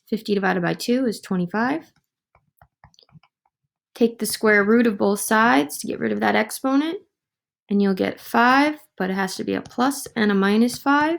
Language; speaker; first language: English; native; English